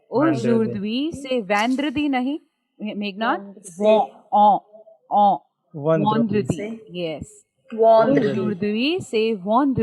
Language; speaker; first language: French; non-native, fluent; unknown